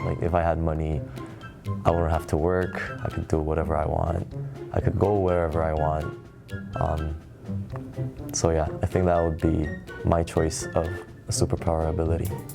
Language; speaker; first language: English; non-native, fluent; Korean